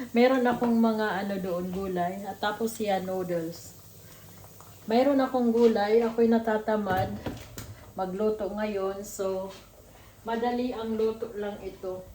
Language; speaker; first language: Filipino; non-native, local second language; Waray